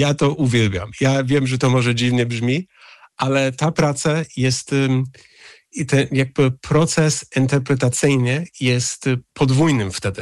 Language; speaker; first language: Polish; early bilingual, heritage; English